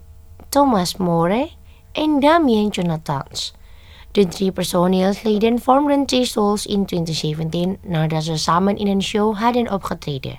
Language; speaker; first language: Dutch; non-native, fluent; Indonesian